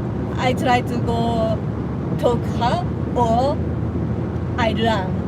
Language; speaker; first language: English; non-native, learner; Japanese